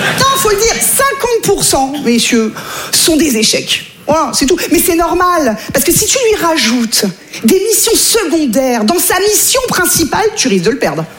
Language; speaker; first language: French; native; French